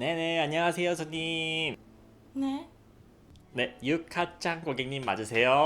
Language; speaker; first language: Korean; native; Korean